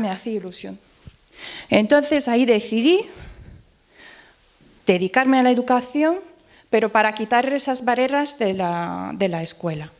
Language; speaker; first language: Spanish; non-native, fluent; Norwegian